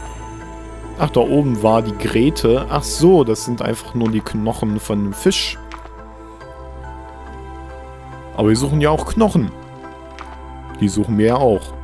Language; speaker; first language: German; native; German